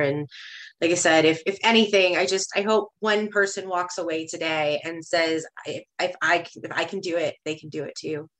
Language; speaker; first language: English; native; English